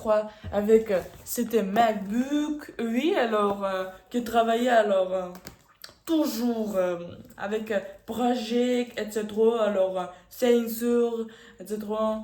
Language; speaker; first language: French; non-native, learner; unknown